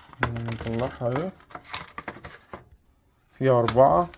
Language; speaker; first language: Arabic; native; Arabic